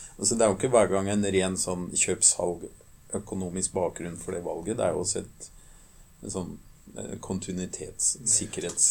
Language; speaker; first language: Norwegian; native; Norwegian